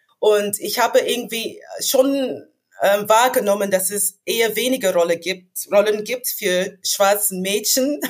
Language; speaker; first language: German; non-native, fluent; English